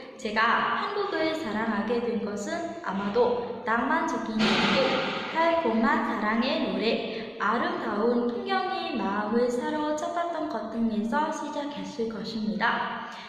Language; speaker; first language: Korean; non-native, fluent; Vietnamese